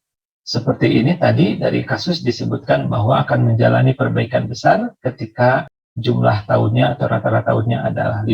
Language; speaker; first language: Indonesian; native; Indonesian